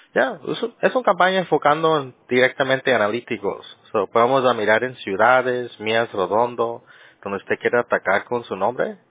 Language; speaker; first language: Spanish; early bilingual, heritage; Spanish